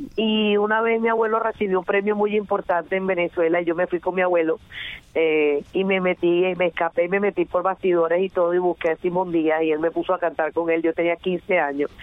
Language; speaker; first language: Spanish; native; Spanish